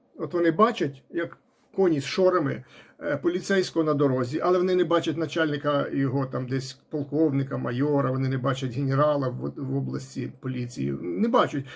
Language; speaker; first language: Ukrainian; non-native, local second language; Russian